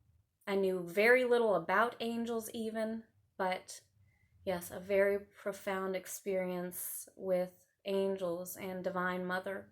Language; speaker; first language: English; native; English